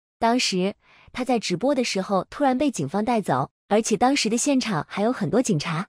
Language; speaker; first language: Chinese; native; Chinese